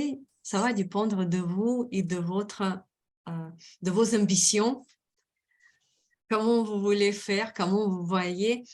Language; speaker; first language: French; non-native, fluent; Russian